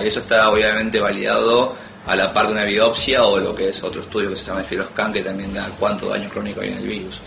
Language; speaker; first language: Spanish; native; Spanish